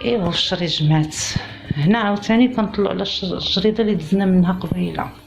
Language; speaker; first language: Arabic; native; Arabic